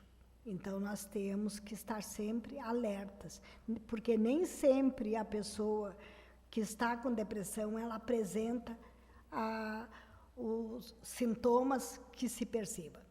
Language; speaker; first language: Portuguese; native; Portuguese